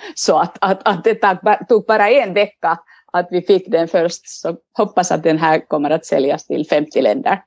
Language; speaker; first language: Swedish; non-native, local second language; Finnish